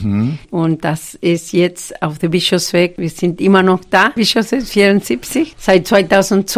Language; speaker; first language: German; non-native, fluent; Spanish